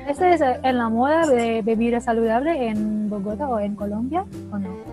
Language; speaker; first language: Spanish; non-native, learner; Indonesian